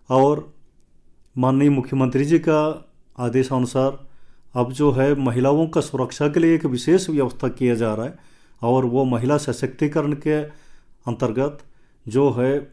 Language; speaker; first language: Hindi; non-native, local second language; Telugu